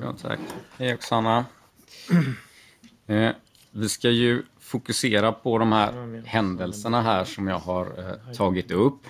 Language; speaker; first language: Swedish; native; Swedish